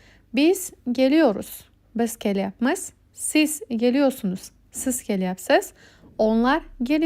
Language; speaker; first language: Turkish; non-native, fluent; Uzbek